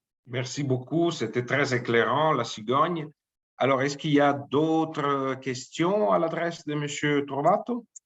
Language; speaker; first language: French; native; French